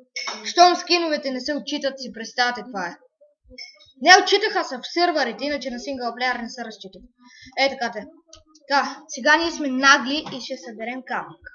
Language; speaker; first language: Bulgarian; native; Bulgarian